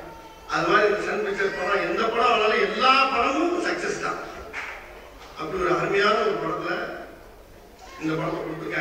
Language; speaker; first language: Tamil; native; Tamil